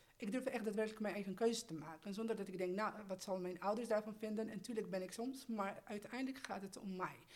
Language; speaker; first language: Dutch; early bilingual, other home language; Albanian